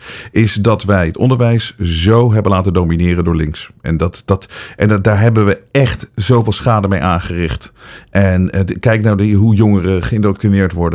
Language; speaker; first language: Dutch; native; Dutch